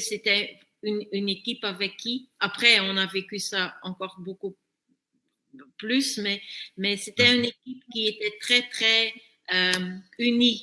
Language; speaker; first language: French; non-native, fluent; Dutch